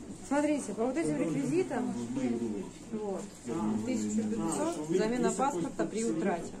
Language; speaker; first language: Russian; native; Russian